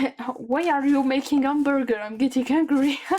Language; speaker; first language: English; non-native, learner; French